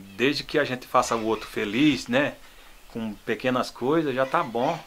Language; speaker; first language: Portuguese; native; Portuguese